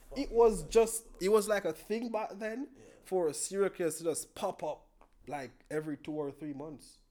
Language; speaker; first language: English; non-native, local second language; Jamaican Creole English